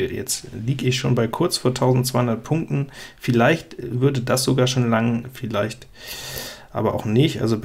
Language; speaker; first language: German; native; German